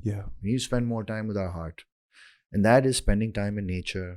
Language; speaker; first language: English; non-native, local second language; Urdu